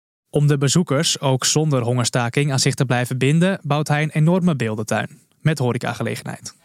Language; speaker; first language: Dutch; native; Dutch